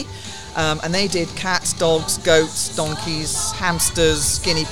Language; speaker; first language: English; native; English